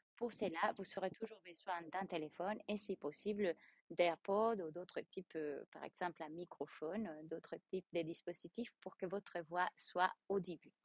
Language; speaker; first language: French; non-native, fluent; Spanish